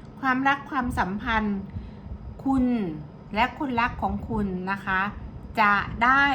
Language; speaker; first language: Thai; native; Thai